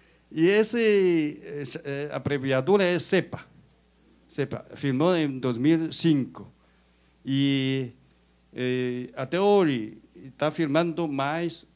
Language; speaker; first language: Spanish; non-native, fluent; Chinese